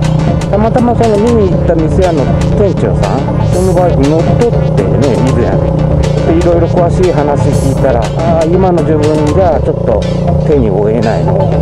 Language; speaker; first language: Japanese; native; Japanese